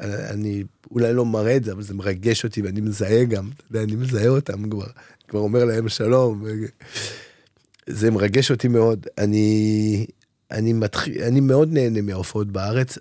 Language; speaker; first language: Hebrew; non-native, fluent; French